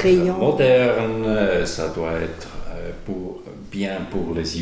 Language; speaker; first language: French; non-native, learner; German